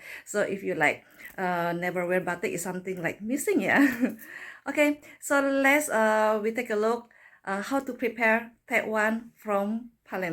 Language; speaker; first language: English; non-native, learner; Indonesian